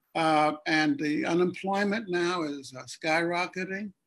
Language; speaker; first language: English; native; English